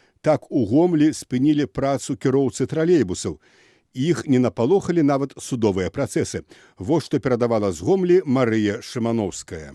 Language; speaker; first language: Belarusian; native; Belarusian